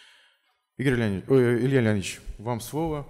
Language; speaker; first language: Russian; native; Russian